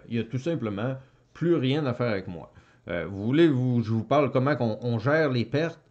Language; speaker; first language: French; native; French